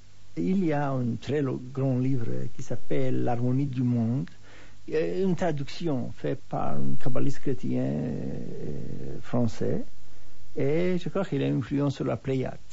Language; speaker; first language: French; non-native, fluent; Hebrew